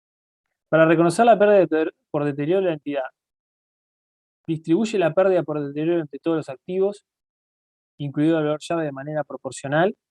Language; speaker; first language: Spanish; native; Spanish